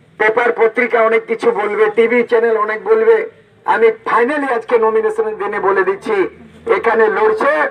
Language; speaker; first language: Bangla; non-native, local second language; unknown